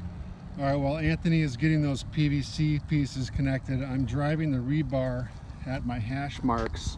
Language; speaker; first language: English; native; English